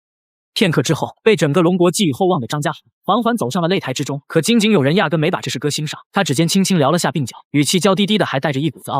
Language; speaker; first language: Chinese; native; Chinese